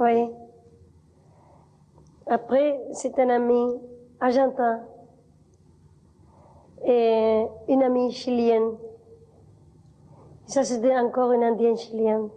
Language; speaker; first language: French; non-native, fluent; Spanish